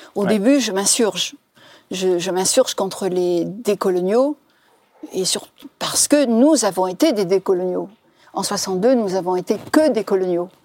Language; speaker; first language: French; non-native, local second language; Arabic